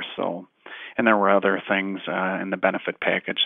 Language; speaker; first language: English; native; English